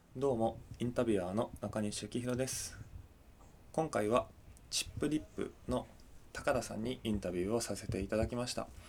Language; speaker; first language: Japanese; native; Japanese